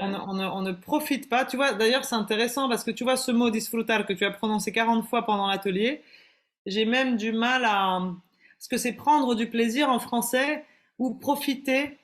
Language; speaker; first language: French; native; French